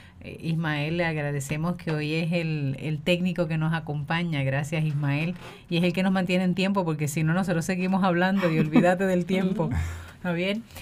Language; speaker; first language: Spanish; native; Spanish